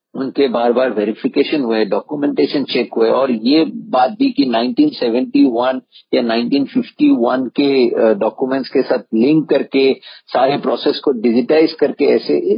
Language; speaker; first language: Hindi; non-native, local second language; Assamese